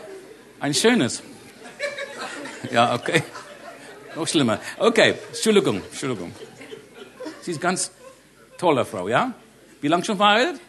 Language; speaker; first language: German; non-native, learner; English